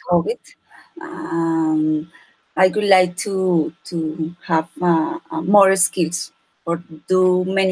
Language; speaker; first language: English; non-native, learner; Spanish